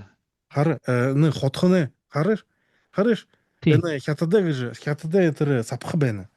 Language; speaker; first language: Mongolian; non-native, learner; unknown